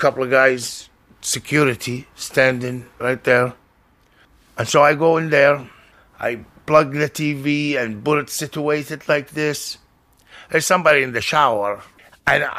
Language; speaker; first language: English; non-native, fluent; Arabic